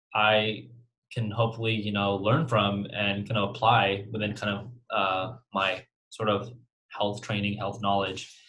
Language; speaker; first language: English; native; English